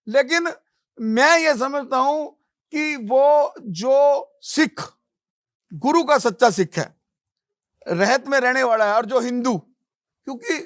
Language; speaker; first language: Hindi; non-native, local second language; Punjabi